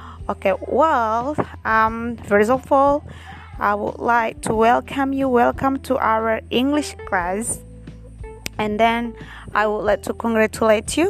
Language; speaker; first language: English; non-native, fluent; Indonesian